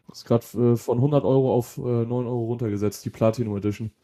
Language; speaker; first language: German; native; German